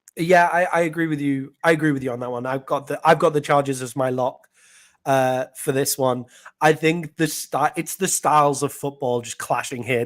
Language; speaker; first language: English; native; English